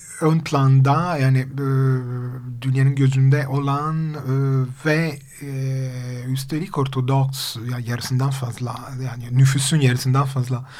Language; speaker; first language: Turkish; non-native, fluent; Italian